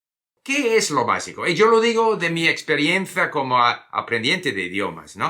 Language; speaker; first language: Spanish; non-native, fluent; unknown